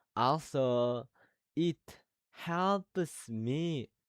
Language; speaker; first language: English; non-native, learner; Uzbek